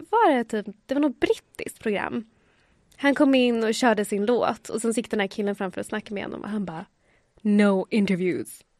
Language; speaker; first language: Swedish; early bilingual, other home language; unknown